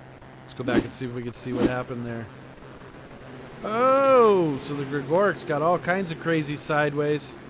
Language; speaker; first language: English; native; English